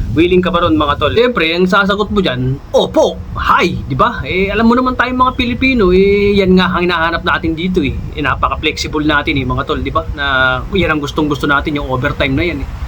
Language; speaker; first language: Filipino; native; Filipino